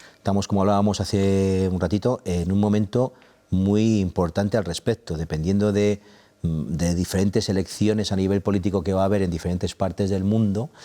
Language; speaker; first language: Spanish; native; Spanish